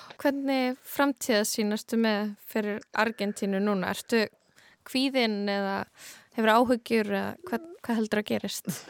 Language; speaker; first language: Icelandic; native; Icelandic